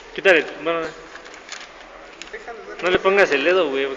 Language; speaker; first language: Spanish; native; Spanish